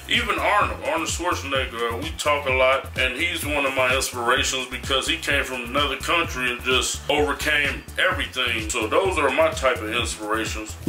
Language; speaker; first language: English; native; English